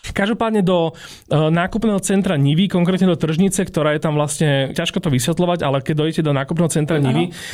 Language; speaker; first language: Slovak; native; Slovak